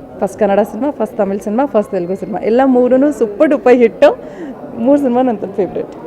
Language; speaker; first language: Kannada; native; Kannada